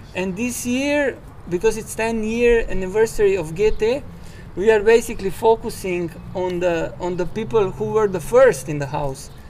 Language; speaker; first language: English; non-native, fluent; Slovenian